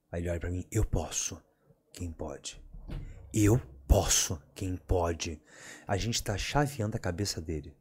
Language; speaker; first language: Portuguese; native; Portuguese